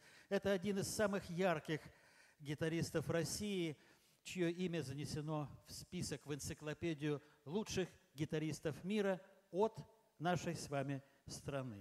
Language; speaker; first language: Russian; native; Russian